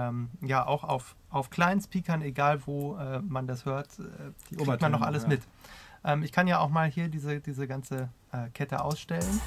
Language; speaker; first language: German; native; German